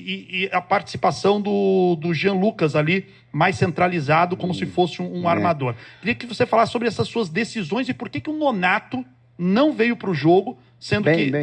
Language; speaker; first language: Portuguese; native; Portuguese